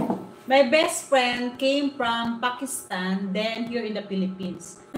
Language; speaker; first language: English; non-native, local second language; Filipino